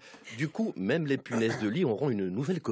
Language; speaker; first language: French; native; French